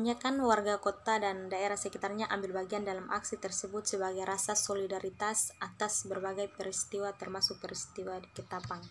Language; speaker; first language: Indonesian; native; Indonesian